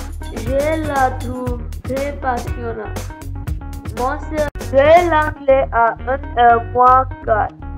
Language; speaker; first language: French; non-native, learner; English